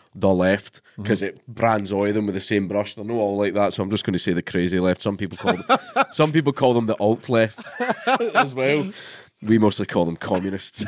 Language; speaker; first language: English; native; English